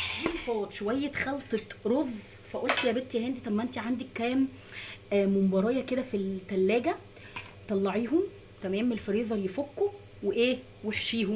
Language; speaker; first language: Arabic; native; Arabic